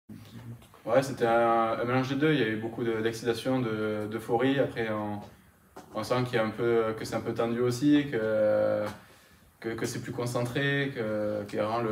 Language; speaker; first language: French; native; French